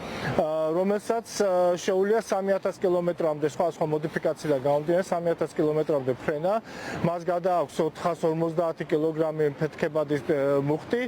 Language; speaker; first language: Georgian; native; Georgian